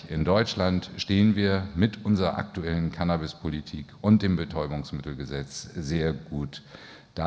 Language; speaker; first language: German; native; German